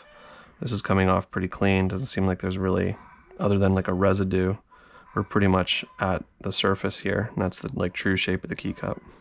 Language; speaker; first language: English; native; English